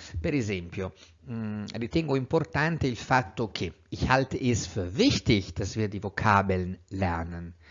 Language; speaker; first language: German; non-native, fluent; Italian